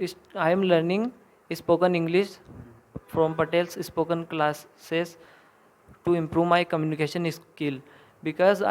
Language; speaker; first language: English; non-native, learner; Hindi